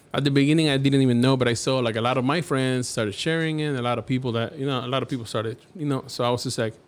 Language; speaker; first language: English; non-native, fluent; Spanish